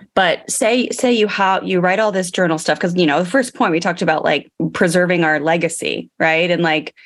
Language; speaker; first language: English; native; English